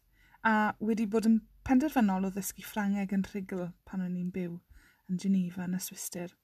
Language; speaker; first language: Welsh; non-native, local second language; English